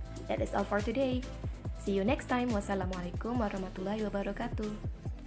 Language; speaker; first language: English; non-native, fluent; Indonesian